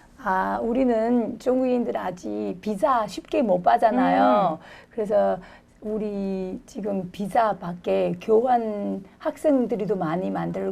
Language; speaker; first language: Korean; non-native, fluent; Chinese